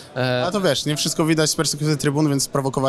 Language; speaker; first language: Polish; native; Polish